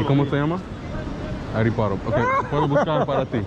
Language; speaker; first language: Spanish; non-native, learner; English